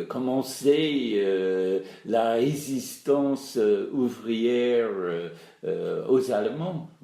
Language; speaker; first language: French; non-native, fluent; English